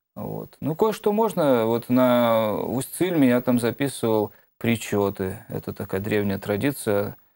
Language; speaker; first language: Russian; native; Russian